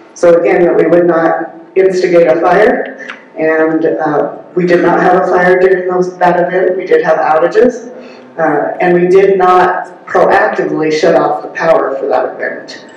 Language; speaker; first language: English; native; English